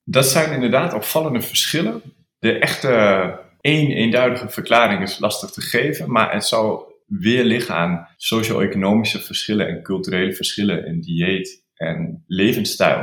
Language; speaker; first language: Dutch; native; Dutch